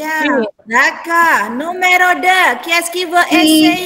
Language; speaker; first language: French; non-native, fluent; Indonesian